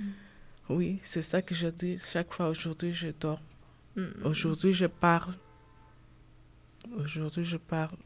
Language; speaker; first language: French; non-native, learner; Portuguese